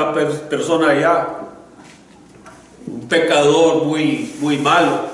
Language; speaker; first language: Spanish; non-native, learner; English